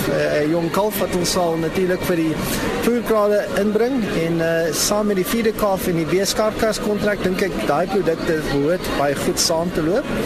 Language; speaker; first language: Afrikaans; non-native, local second language; English